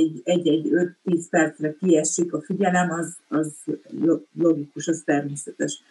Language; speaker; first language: Hungarian; native; Hungarian